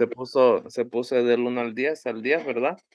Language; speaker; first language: Spanish; early bilingual, heritage; Spanish